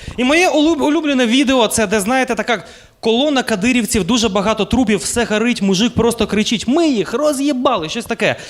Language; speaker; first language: Ukrainian; non-native, local second language; Russian